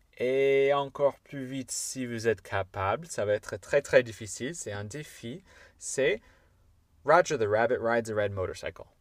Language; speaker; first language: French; non-native, fluent; English